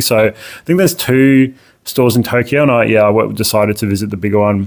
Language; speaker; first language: English; native; English